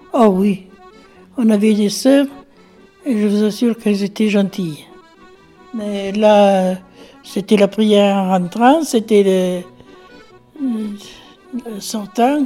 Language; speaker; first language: French; native; French